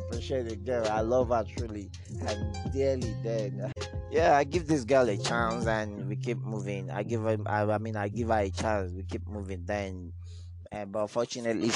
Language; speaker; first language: English; non-native, local second language; Yoruba